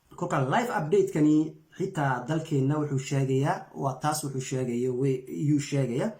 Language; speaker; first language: Somali; native; Somali